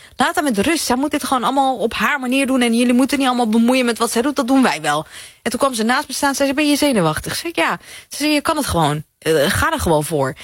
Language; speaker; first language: Dutch; early bilingual, other home language; Persian